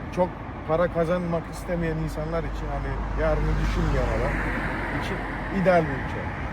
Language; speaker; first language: Turkish; early bilingual, heritage; Finnish